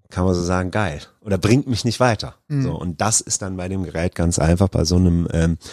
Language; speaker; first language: German; native; German